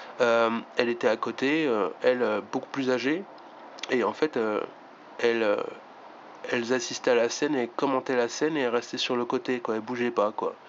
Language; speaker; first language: French; native; French